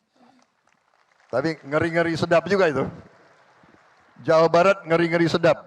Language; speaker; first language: Indonesian; native; Indonesian